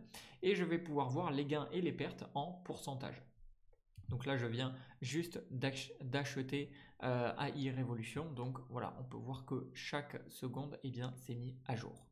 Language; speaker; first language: French; native; French